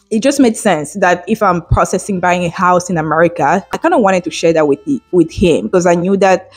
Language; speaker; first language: English; non-native, local second language; French